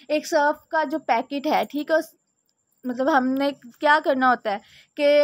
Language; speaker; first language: Urdu; native; Urdu